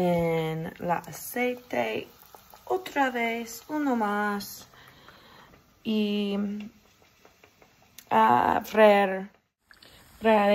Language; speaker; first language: Spanish; non-native, learner; English